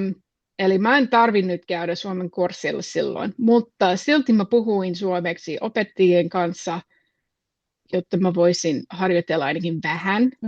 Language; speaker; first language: Finnish; non-native, fluent; English